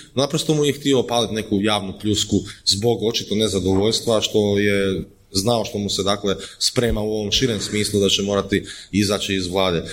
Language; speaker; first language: Croatian; native; Croatian